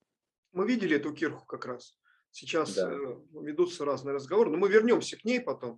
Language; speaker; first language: Russian; native; Russian